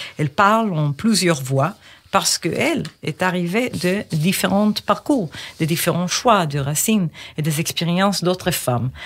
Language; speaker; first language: French; non-native, fluent; Hebrew